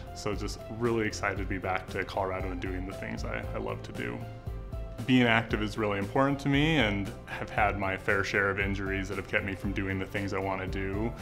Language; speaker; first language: English; native; English